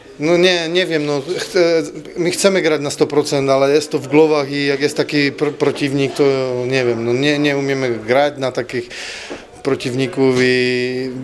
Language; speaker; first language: Polish; non-native, learner; Czech